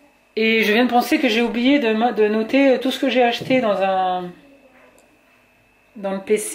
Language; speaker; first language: French; native; French